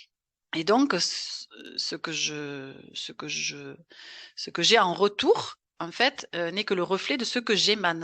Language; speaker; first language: French; native; French